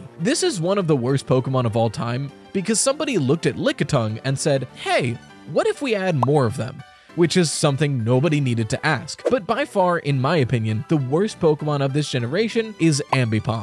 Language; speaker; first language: English; native; English